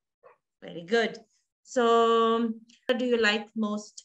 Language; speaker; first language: English; non-native, fluent; Hindi